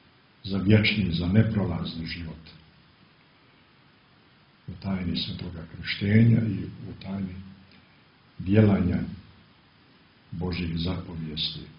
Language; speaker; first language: Croatian; native; Croatian